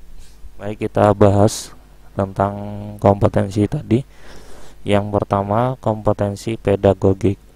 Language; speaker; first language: Indonesian; native; Indonesian